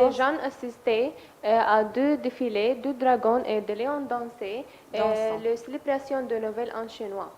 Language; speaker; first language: French; non-native, learner; Arabic